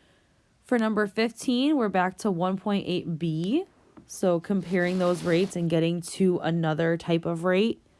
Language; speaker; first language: English; native; English